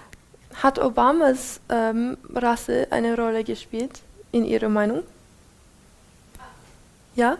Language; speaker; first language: German; non-native, fluent; English